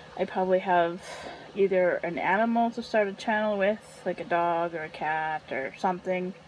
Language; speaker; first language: English; native; English